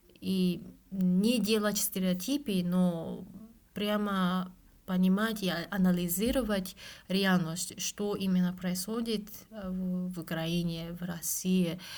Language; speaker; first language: Russian; non-native, fluent; Japanese